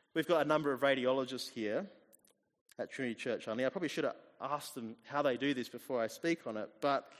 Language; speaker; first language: English; native; English